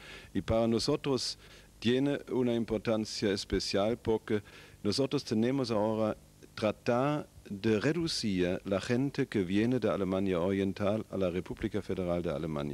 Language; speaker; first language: Spanish; non-native, fluent; German